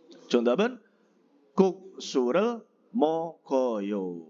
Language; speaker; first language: Korean; non-native, fluent; Indonesian